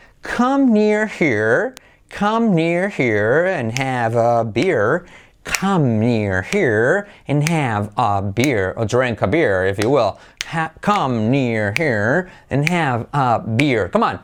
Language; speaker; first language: English; non-native, fluent; Spanish